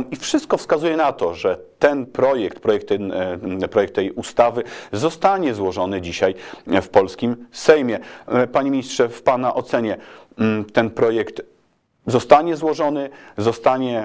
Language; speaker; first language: Polish; native; Polish